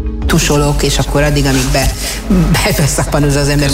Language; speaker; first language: Hungarian; native; Hungarian